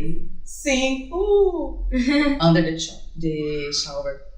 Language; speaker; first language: English; non-native, fluent; Portuguese